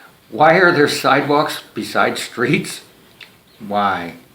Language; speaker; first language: English; native; English